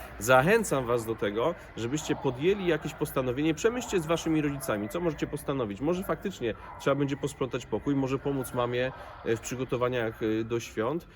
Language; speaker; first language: Polish; native; Polish